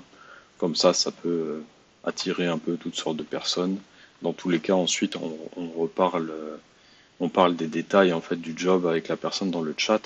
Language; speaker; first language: French; native; French